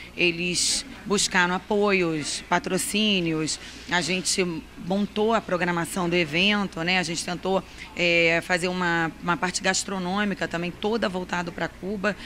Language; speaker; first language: Portuguese; native; Portuguese